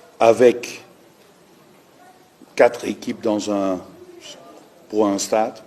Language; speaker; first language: French; non-native, fluent; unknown